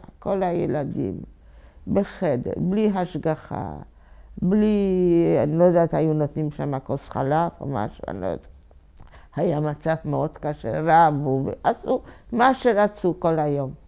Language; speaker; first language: Hebrew; non-native, fluent; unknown